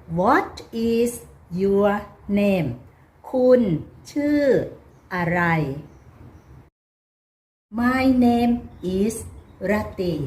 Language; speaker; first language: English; non-native, learner; Thai